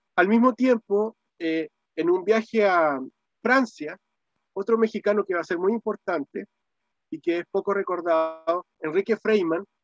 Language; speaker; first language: Spanish; native; Spanish